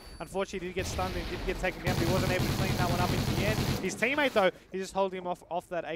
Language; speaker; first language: English; native; English